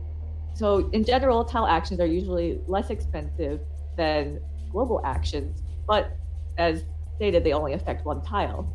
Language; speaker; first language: English; native; English